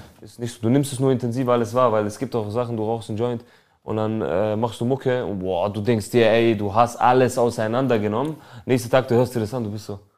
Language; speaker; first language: German; early bilingual, other home language; Albanian